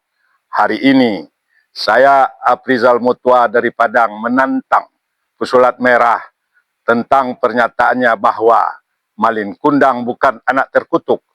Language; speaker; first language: Indonesian; non-native, local second language; Minangkabau